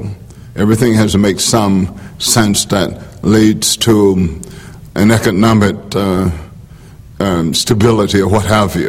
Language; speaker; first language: English; native; English